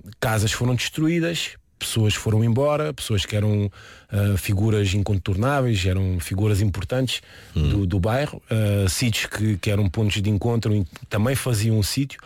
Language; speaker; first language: Portuguese; early bilingual, heritage; Portuguese